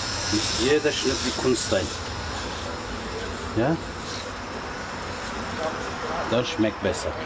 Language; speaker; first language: German; non-native, learner; Turkish